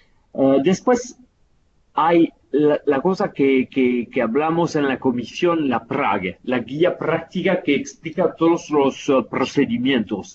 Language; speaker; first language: Spanish; non-native, fluent; Italian